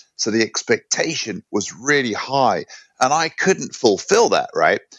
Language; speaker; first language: English; native; English